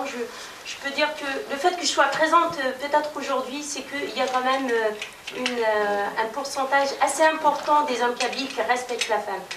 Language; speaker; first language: French; non-native, local second language; Kabyle